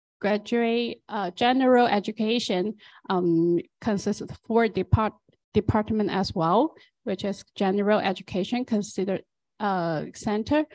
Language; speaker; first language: English; non-native, fluent; Chinese